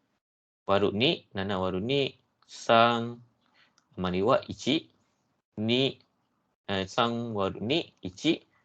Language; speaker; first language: Japanese; non-native, fluent; Malay